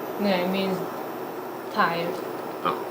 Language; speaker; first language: English; non-native, fluent; Thai